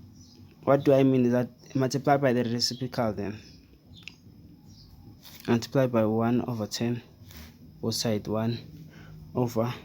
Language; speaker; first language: English; non-native, fluent; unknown